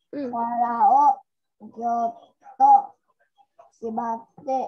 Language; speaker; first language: Japanese; non-native, learner; Vietnamese